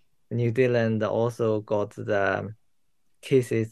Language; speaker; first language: English; non-native, learner; Chinese